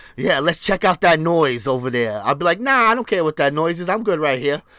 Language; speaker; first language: English; early bilingual, other home language; Spanish